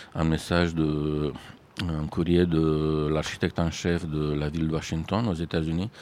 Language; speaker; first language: French; non-native, fluent; Romanian